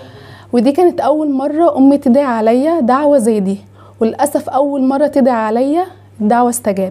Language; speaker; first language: Arabic; native; Arabic